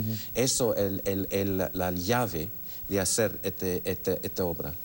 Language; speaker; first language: Spanish; non-native, fluent; English